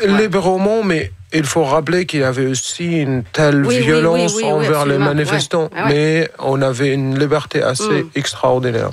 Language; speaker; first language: French; non-native, fluent; Arabic